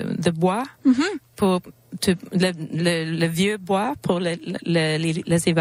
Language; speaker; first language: French; non-native, learner; Swedish